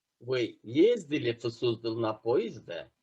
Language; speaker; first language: Russian; non-native, fluent; Turkish